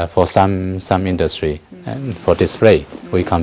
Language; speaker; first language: English; non-native, fluent; Chinese